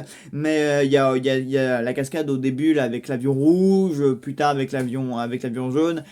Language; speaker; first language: French; native; French